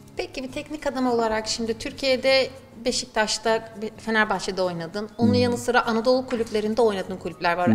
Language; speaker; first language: Turkish; native; Turkish